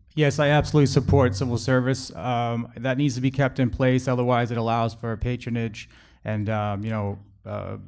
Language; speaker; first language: English; native; English